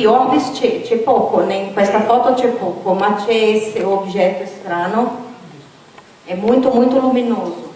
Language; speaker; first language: Italian; non-native, learner; Portuguese